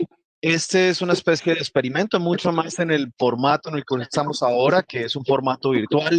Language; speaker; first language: Spanish; native; Spanish